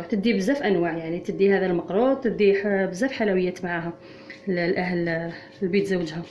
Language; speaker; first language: Arabic; native; Arabic